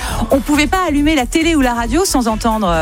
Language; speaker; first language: French; native; French